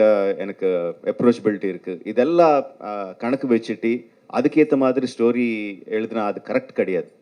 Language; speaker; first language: Tamil; non-native, local second language; Telugu